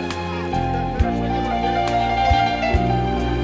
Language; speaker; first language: Russian; native; Russian